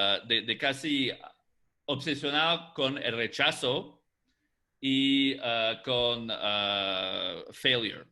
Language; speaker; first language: Spanish; non-native, fluent; English